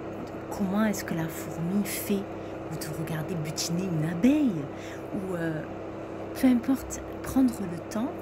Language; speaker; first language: French; native; French